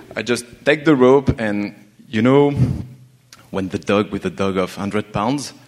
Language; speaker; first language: English; non-native, learner; French